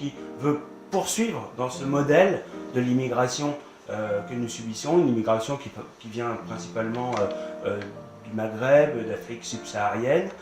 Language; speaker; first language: French; native; French